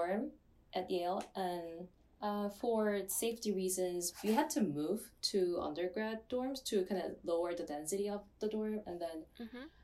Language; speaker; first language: English; non-native, fluent; Korean